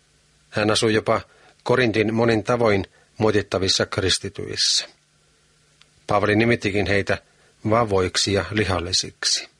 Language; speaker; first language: Finnish; native; Finnish